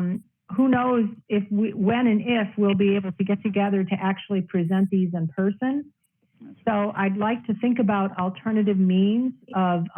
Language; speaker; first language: English; native; English